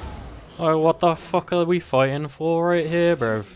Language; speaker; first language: English; native; English